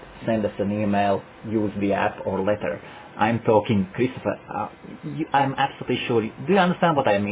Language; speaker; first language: English; non-native, fluent; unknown